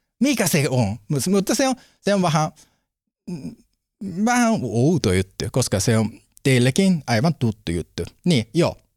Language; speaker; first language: Finnish; non-native, learner; Japanese